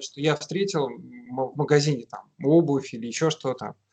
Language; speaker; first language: Russian; native; Russian